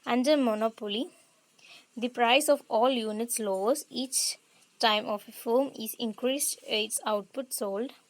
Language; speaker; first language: English; non-native, local second language; Malayalam